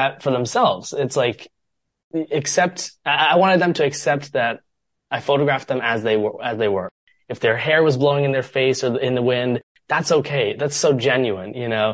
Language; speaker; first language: English; native; English